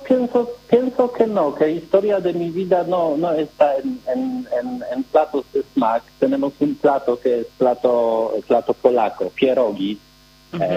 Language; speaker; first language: Spanish; non-native, learner; Polish